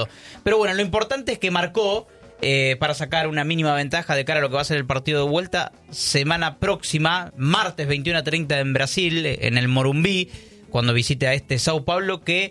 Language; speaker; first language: Spanish; native; Spanish